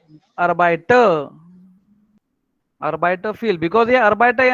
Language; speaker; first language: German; non-native, learner; Marathi